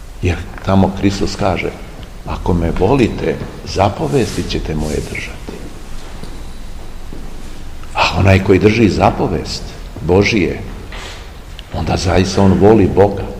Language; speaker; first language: Serbian; native; Serbian